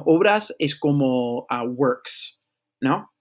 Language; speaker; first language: Spanish; non-native, fluent; English